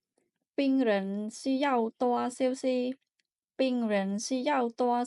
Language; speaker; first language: Chinese; non-native, fluent; Khmer